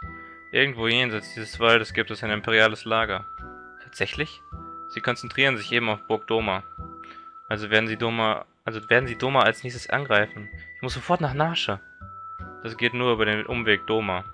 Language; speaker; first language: German; native; German